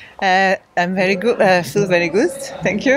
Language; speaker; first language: English; non-native, learner; German